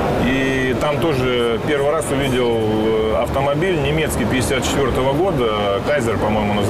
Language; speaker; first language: Russian; native; Russian